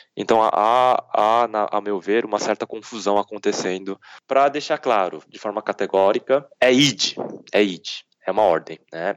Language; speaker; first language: Portuguese; early bilingual, other home language; Korean